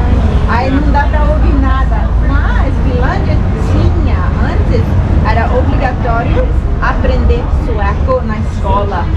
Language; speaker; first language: Portuguese; early bilingual, heritage; Portuguese